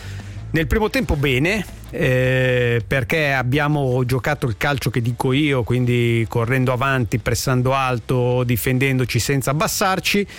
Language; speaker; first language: Italian; native; Italian